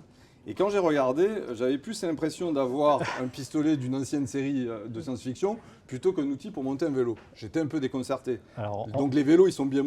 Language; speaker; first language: French; native; French